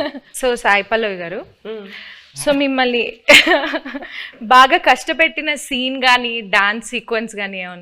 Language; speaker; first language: Telugu; native; Telugu